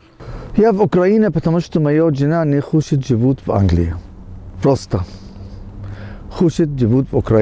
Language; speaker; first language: Ukrainian; non-native, learner; English